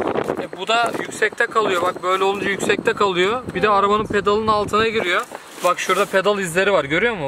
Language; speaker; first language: Turkish; native; Turkish